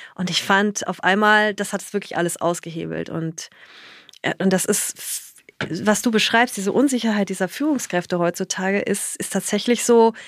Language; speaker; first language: German; early bilingual, other home language; Japanese